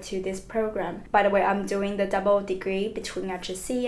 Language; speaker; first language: English; non-native, fluent; Chinese